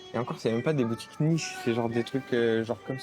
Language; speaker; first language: French; native; French